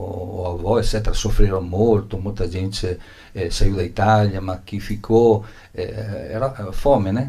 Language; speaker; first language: Portuguese; non-native, learner; Italian